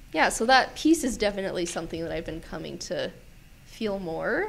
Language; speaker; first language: English; native; English